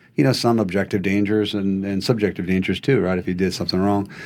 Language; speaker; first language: English; native; English